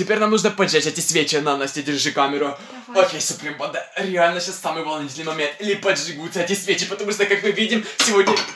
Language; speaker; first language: Russian; non-native, local second language; Ukrainian